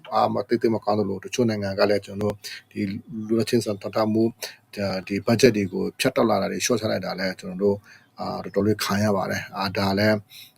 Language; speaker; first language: Burmese; non-native, local second language; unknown